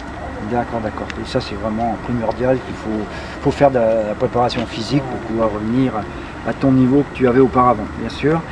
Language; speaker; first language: French; native; French